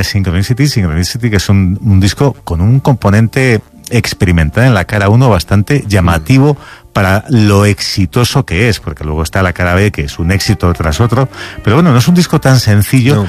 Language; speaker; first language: Spanish; native; Spanish